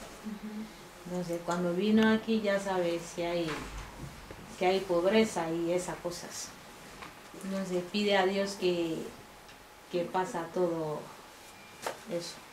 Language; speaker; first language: Spanish; non-native, fluent; Bambara